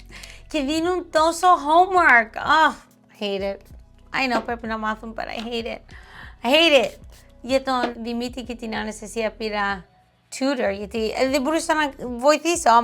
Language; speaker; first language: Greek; early bilingual, heritage; Greek